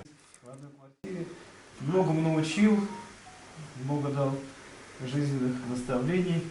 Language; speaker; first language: Russian; non-native, local second language; Tatar